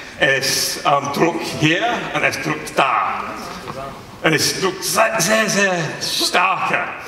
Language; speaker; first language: German; non-native, learner; English